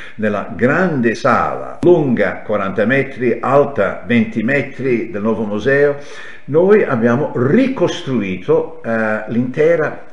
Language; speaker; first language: Italian; non-native, fluent; English